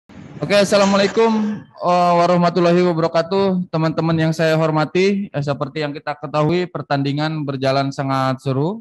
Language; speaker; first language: Indonesian; native; Indonesian